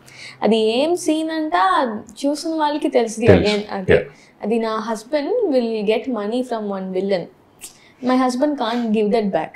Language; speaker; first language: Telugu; non-native, learner; Tamil